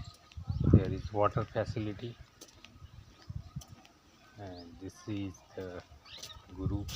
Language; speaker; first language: English; non-native, local second language; Gujarati